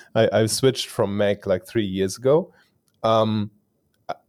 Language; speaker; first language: English; non-native, fluent; German